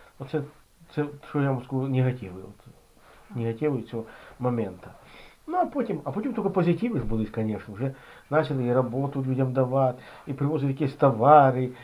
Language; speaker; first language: Ukrainian; native; Ukrainian